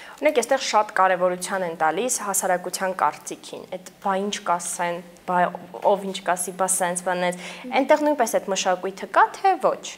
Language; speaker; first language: Armenian; native; Armenian